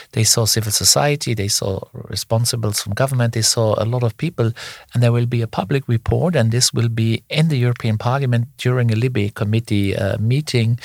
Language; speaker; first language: English; non-native, fluent; Luxembourgish